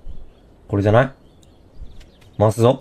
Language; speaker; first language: Japanese; native; Japanese